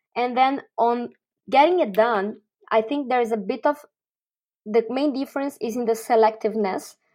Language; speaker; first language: English; non-native, fluent; Portuguese